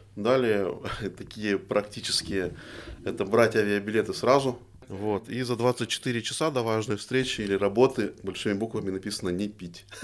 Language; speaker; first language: Russian; native; Russian